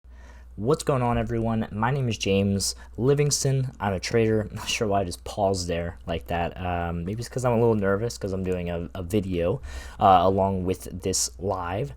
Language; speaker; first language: English; native; English